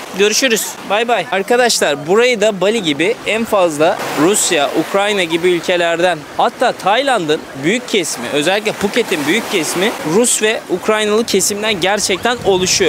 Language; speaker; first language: Turkish; native; Turkish